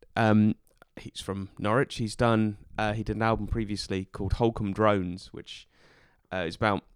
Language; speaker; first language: English; native; English